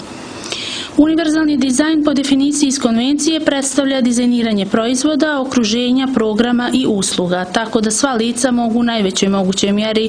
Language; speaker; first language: Croatian; native; Croatian